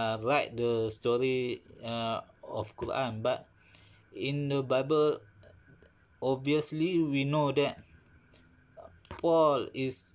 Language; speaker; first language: English; non-native, learner; Malay